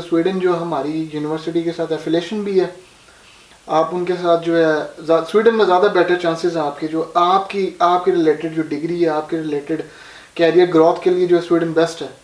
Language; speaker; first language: Urdu; non-native, local second language; Punjabi